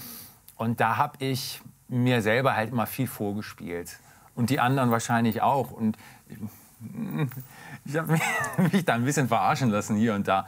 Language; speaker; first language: German; native; German